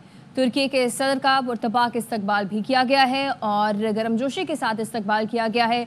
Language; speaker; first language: Urdu; native; Urdu